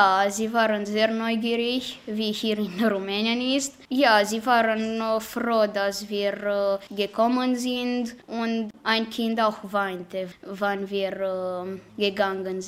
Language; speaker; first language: German; non-native, fluent; Romanian